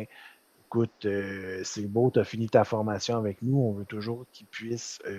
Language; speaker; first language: French; native; French